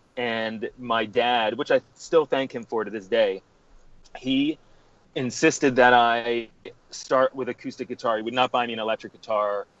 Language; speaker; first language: English; native; English